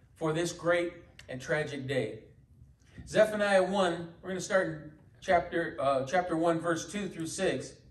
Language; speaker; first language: English; native; English